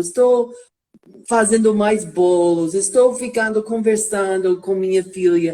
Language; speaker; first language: Portuguese; non-native, fluent; English